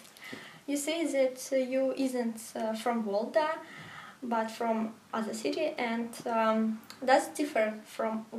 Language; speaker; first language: English; non-native, learner; Russian